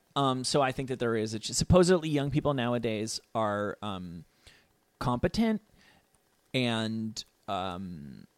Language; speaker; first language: English; native; English